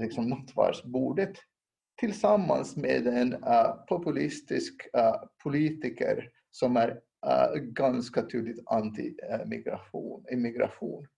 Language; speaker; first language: Swedish; non-native, local second language; Finnish